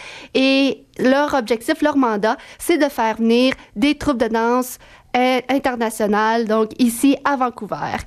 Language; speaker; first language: French; native; French